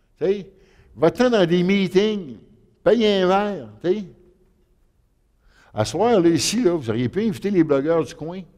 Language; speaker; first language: French; native; French